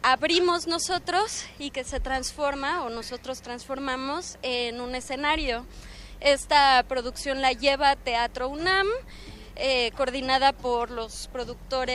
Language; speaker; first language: Spanish; native; Spanish